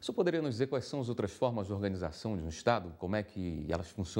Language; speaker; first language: Portuguese; native; Portuguese